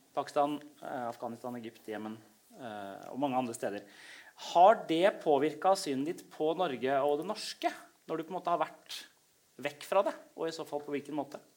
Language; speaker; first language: Norwegian; native; Norwegian